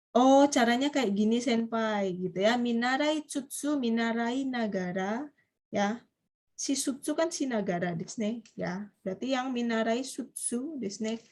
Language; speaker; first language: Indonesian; native; Indonesian